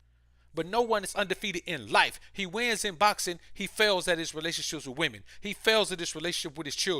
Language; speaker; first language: English; native; English